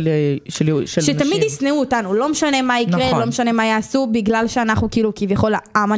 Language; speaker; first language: Hebrew; native; Hebrew